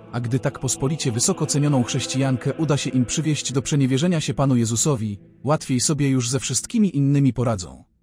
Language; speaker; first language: Polish; native; Polish